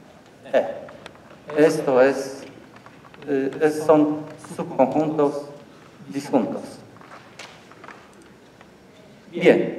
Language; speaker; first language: Spanish; non-native, learner; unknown